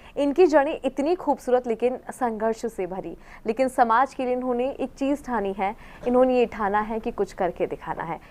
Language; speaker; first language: Hindi; native; Hindi